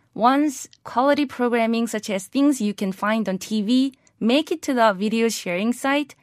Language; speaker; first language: English; non-native, fluent; Korean